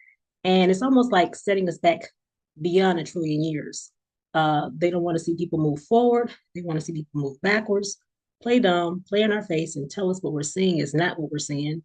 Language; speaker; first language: English; native; English